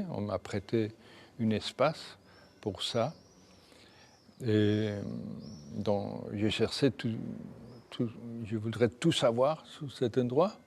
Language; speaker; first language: French; non-native, fluent; Spanish